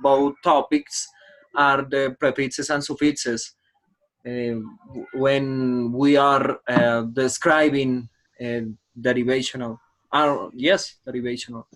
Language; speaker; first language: English; non-native, learner; Spanish